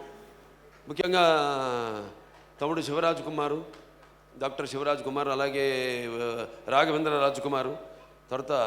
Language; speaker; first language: Telugu; native; Telugu